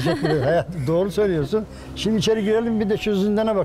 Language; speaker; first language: Turkish; native; Turkish